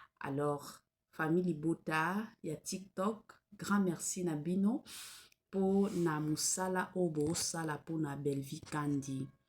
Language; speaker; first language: Lingala; non-native, local second language; Swahili